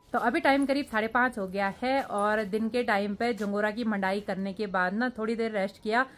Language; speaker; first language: Hindi; native; Hindi